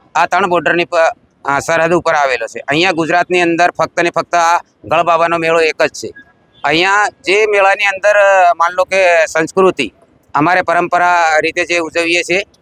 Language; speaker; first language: Gujarati; non-native, local second language; Bhili